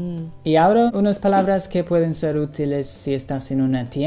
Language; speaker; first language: Spanish; non-native, fluent; English